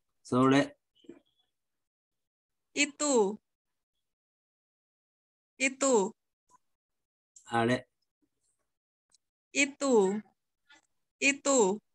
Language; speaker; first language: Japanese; non-native, learner; Indonesian